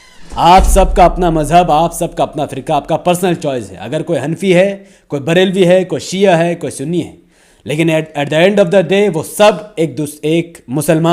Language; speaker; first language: Hindi; native; Hindi